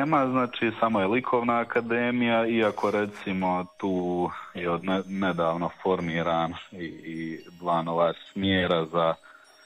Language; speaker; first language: Croatian; native; Croatian